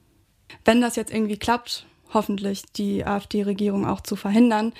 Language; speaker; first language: German; native; German